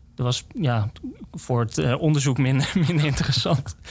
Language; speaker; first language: Dutch; native; Dutch